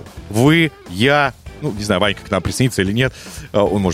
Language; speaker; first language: Russian; native; Russian